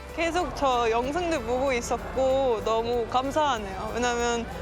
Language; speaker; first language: Korean; non-native, learner; Estonian